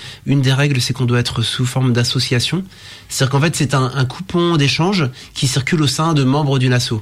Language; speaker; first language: French; native; French